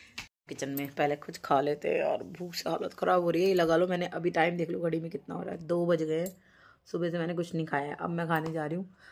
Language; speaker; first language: Hindi; native; Hindi